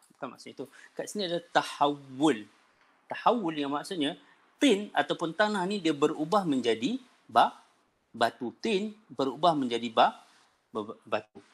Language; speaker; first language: Malay; native; Malay